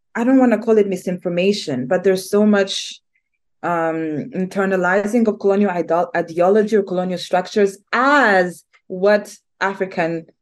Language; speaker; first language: English; non-native, local second language; Kinyarwanda